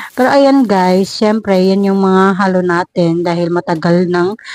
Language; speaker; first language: Filipino; non-native, local second language; Iloko